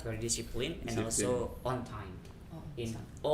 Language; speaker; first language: English; non-native, fluent; Indonesian